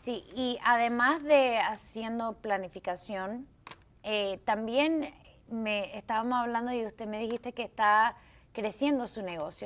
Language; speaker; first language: Spanish; early bilingual, heritage; English